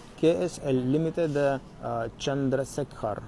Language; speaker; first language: Spanish; non-native, learner; Russian